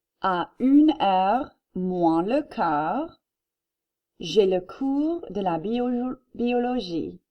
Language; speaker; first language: French; non-native, fluent; English